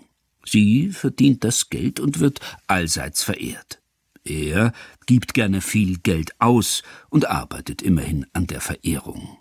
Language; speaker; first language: German; native; German